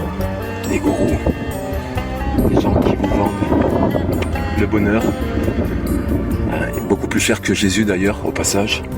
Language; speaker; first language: French; native; French